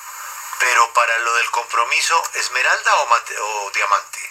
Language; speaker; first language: Spanish; native; Spanish